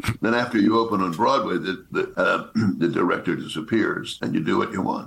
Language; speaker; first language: English; native; English